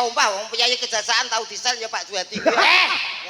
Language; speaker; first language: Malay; non-native, local second language; Javanese